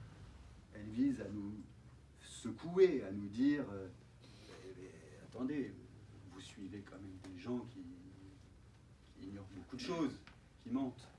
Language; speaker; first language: French; native; French